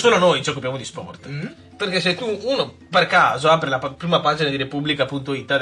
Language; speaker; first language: Italian; native; Italian